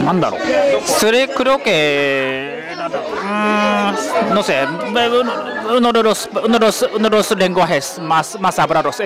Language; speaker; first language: Spanish; non-native, learner; Japanese